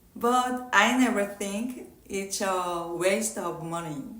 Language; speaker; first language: English; non-native, learner; Korean